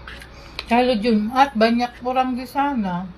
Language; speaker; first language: Indonesian; non-native, learner; Filipino